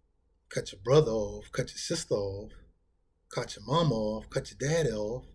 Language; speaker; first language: English; native; English